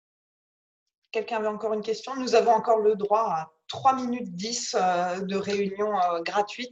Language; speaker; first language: French; native; French